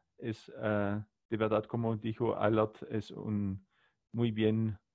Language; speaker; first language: Spanish; non-native, learner; German